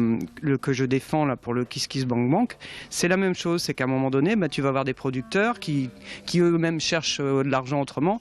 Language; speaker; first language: French; native; French